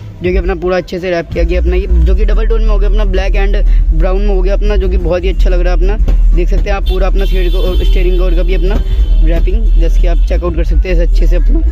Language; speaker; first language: Hindi; native; Hindi